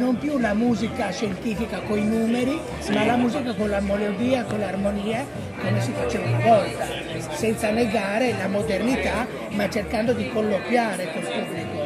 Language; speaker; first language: Italian; native; Italian